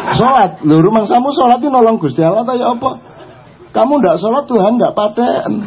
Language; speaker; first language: Indonesian; non-native, local second language; Javanese